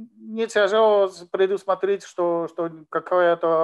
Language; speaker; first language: Polish; non-native, learner; Ukrainian